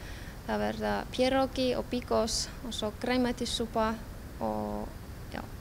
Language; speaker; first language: Icelandic; non-native, fluent; Polish